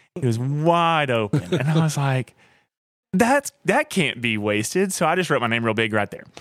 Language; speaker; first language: English; native; English